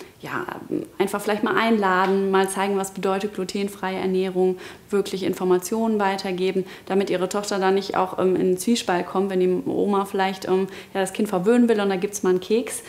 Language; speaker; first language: German; native; German